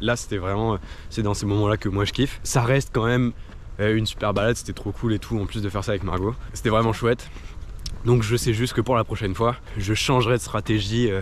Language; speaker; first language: French; native; French